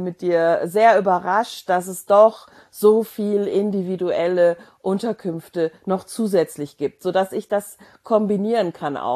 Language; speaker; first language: German; native; German